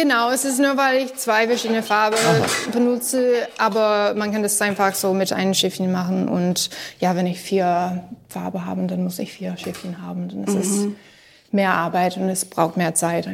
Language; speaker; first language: German; non-native, learner; English